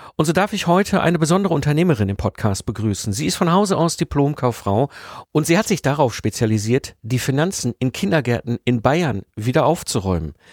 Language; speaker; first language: German; native; German